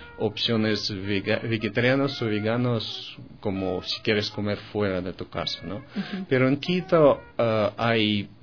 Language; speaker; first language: Spanish; non-native, fluent; Russian